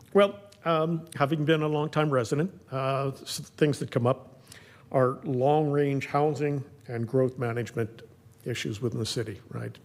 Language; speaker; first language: English; native; English